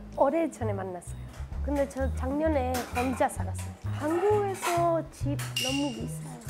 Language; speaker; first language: Korean; non-native, learner; Spanish